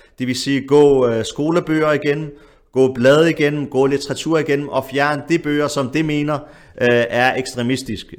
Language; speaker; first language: Danish; early bilingual, other home language; Arabic